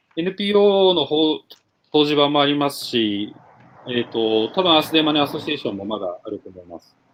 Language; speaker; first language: Japanese; native; Japanese